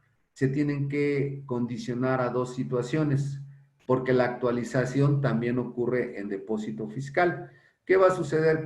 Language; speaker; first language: Spanish; native; Spanish